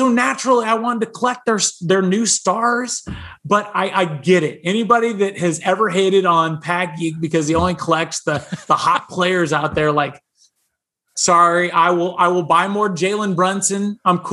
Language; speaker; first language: English; native; English